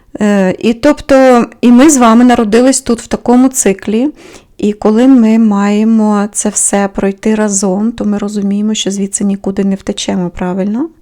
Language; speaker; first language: Ukrainian; native; Ukrainian